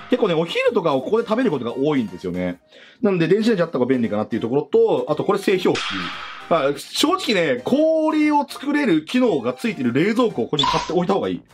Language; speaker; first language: Japanese; native; Japanese